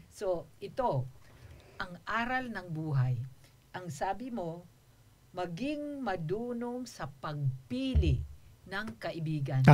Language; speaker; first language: Filipino; non-native, local second language; Waray